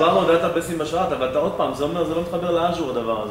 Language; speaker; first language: Hebrew; native; Hebrew